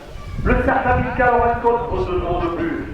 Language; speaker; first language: French; native; French